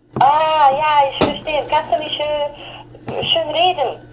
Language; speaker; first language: German; non-native, learner; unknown